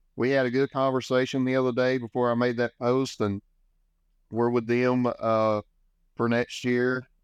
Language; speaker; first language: English; native; English